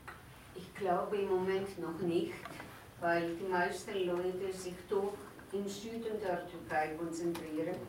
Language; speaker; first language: German; non-native, fluent; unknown